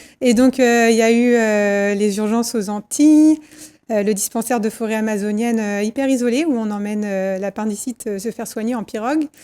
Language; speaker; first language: French; native; French